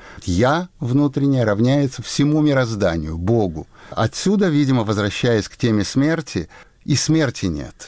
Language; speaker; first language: Russian; native; Russian